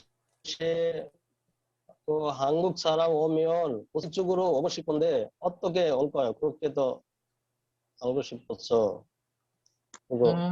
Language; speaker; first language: Korean; non-native, learner; Bangla